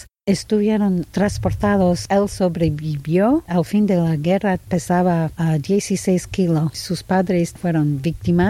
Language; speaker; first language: Spanish; non-native, fluent; English